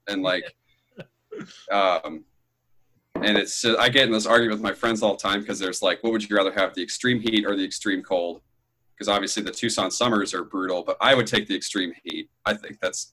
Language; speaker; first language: English; native; English